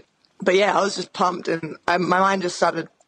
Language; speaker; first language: English; native; English